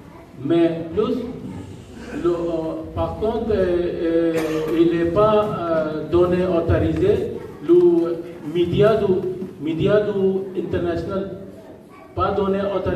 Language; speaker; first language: French; non-native, learner; Rohingya